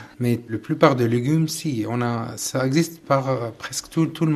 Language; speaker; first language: French; non-native, learner; Arabic